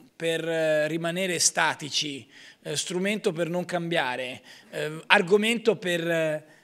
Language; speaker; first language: Italian; native; Italian